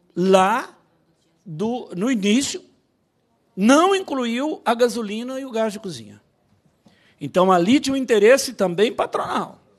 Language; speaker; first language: Portuguese; native; Portuguese